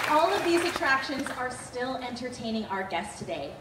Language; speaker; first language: English; native; English